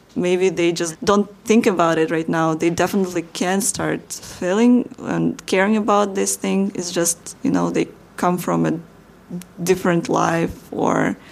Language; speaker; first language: English; non-native, fluent; Russian